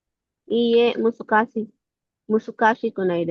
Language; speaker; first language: Japanese; non-native, learner; Filipino